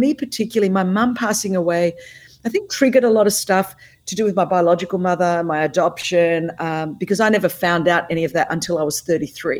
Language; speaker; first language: English; non-native, local second language; Greek